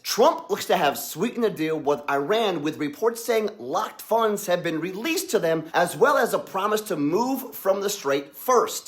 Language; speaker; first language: English; native; English